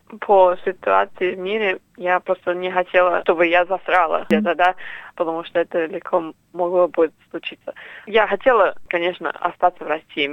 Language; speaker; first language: Russian; non-native, fluent; English